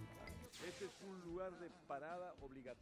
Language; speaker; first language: Spanish; native; Spanish